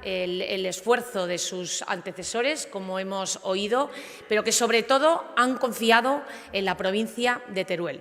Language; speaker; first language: Spanish; native; Spanish